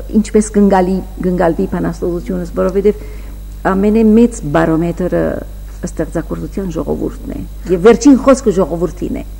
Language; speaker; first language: Armenian; early bilingual, heritage; Armenian